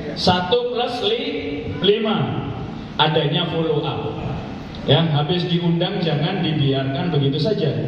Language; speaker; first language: Indonesian; native; Indonesian